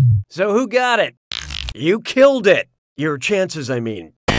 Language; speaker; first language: English; native; English